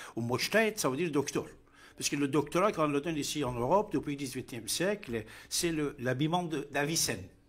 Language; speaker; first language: French; non-native, fluent; Persian